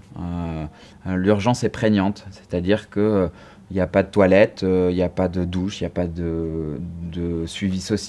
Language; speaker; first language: French; native; French